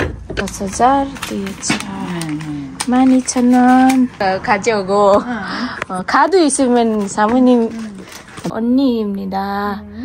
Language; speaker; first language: Korean; non-native, learner; Nepali